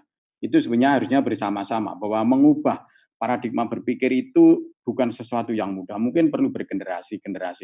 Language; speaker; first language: Indonesian; native; Indonesian